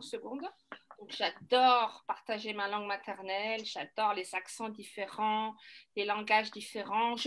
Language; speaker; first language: French; native; French